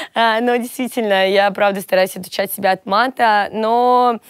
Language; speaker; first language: Russian; native; Russian